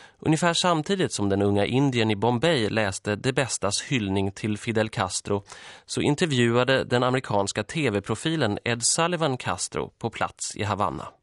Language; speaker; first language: Swedish; early bilingual, other home language; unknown